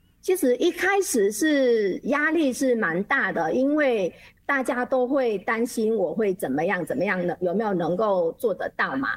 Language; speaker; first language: Chinese; non-native, fluent; Vietnamese